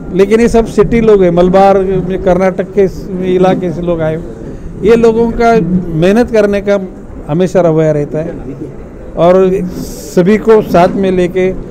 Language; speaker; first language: Hindi; non-native, local second language; Marathi